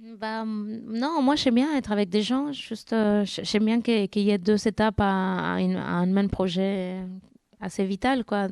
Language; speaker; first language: French; non-native, fluent; Spanish